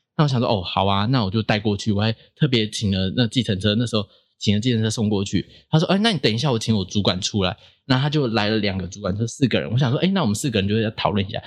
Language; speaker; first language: Chinese; native; Chinese